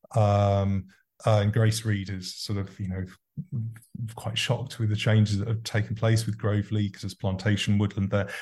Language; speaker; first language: English; native; English